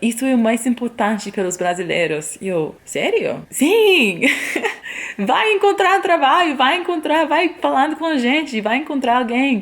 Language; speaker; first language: Portuguese; non-native, fluent; English